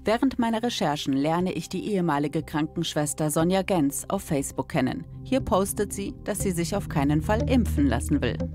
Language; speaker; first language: German; native; German